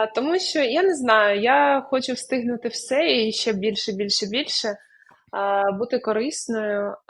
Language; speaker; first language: Ukrainian; non-native, local second language; Russian